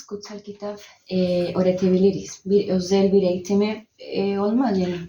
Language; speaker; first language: Turkish; non-native, learner; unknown